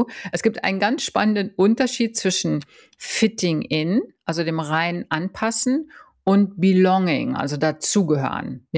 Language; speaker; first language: German; native; German